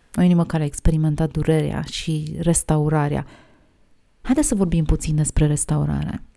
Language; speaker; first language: Romanian; native; Romanian